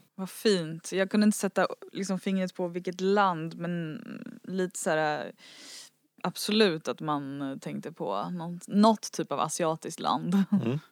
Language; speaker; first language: Swedish; native; Swedish